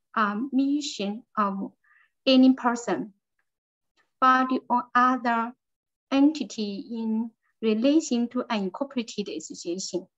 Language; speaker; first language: English; non-native, learner; Chinese